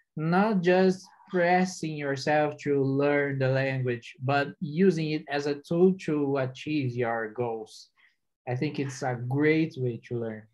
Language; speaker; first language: English; non-native, fluent; Portuguese